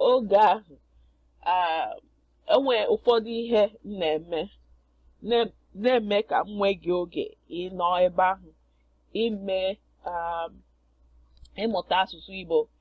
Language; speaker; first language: Igbo; non-native, learner; English